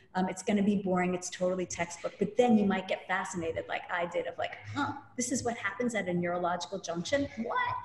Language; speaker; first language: English; native; English